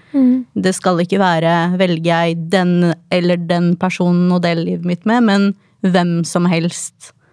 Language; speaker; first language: Norwegian; native; Norwegian